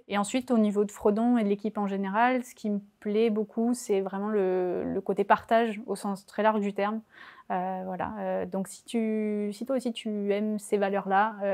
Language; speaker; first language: French; native; French